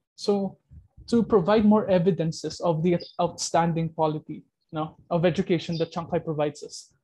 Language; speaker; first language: English; non-native, local second language; Filipino